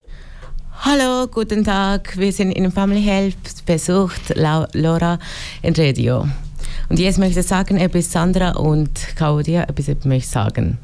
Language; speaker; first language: German; non-native, learner; Tamil